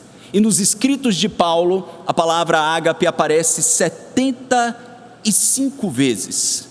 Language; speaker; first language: Portuguese; native; Portuguese